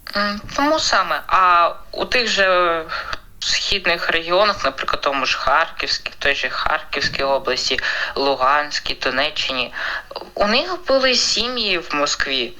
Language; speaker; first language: Ukrainian; non-native, local second language; Russian